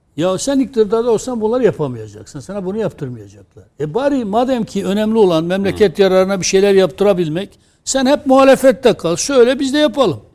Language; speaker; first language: Turkish; non-native, local second language; Kurdish